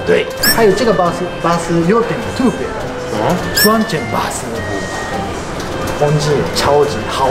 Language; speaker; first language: Chinese; non-native, learner; Japanese